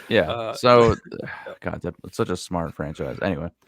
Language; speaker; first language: English; native; English